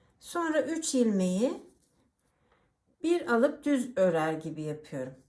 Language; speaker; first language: Turkish; native; Turkish